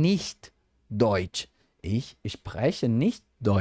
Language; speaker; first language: German; non-native, fluent; Portuguese